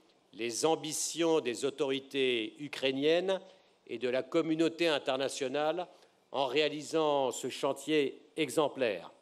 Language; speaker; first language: French; native; French